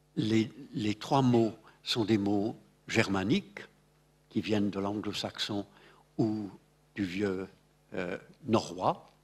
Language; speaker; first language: French; non-native, fluent; English